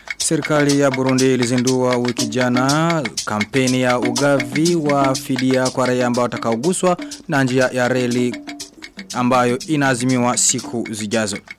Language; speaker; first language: Swahili; non-native, local second language; Rundi